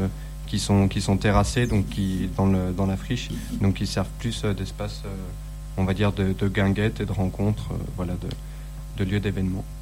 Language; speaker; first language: French; native; French